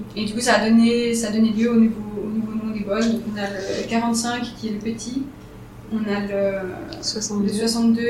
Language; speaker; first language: French; native; French